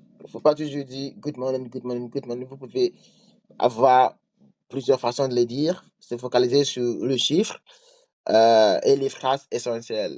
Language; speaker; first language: French; non-native, learner; English